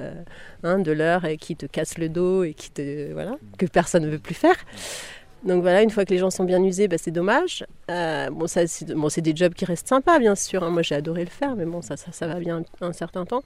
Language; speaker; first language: French; native; French